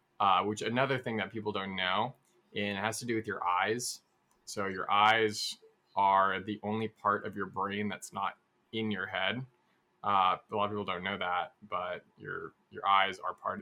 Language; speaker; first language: English; native; English